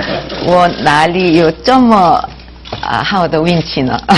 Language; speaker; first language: Chinese; non-native, learner; Korean